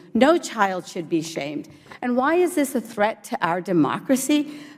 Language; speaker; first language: English; early bilingual, other home language; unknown